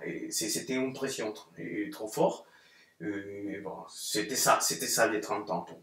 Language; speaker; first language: French; non-native, fluent; Spanish